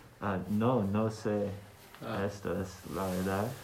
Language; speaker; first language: Spanish; non-native, learner; English